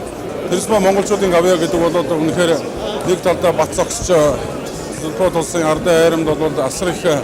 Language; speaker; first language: Mongolian; native; Mongolian